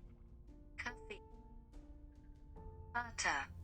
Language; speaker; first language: German; non-native, learner; English